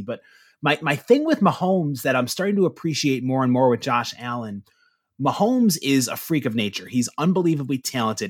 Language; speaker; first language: English; native; English